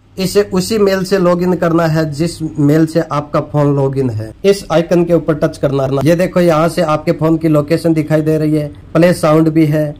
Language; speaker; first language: Hindi; native; Hindi